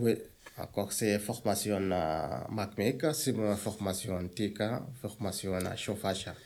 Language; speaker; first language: French; non-native, learner; Arabic